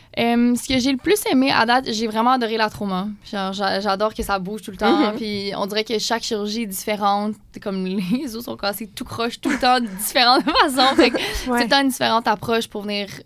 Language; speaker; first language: French; native; French